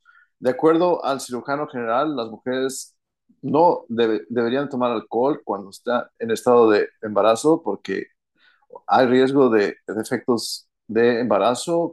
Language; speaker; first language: Spanish; early bilingual, heritage; Spanish